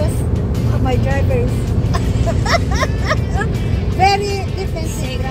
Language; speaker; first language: English; non-native, learner; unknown